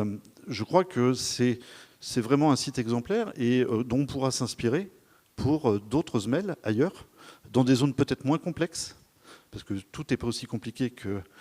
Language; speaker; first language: French; native; French